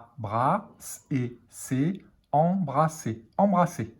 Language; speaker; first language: French; native; French